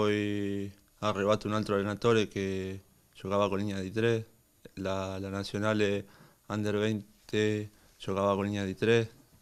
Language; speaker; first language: Italian; non-native, learner; Spanish